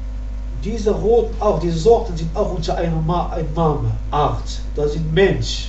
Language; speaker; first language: German; non-native, learner; Arabic